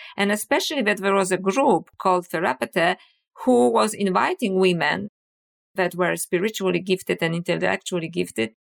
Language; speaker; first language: English; non-native, fluent; Polish